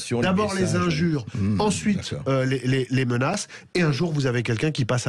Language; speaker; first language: French; native; French